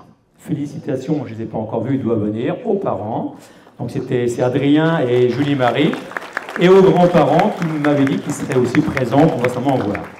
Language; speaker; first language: French; native; French